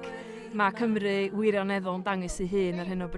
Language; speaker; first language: Welsh; native; Welsh